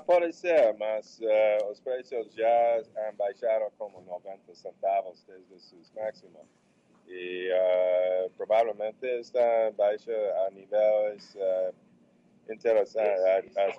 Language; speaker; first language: Portuguese; non-native, fluent; English